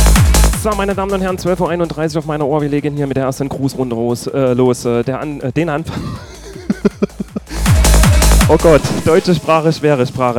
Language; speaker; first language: German; native; German